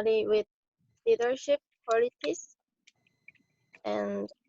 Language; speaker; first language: English; non-native, learner; Korean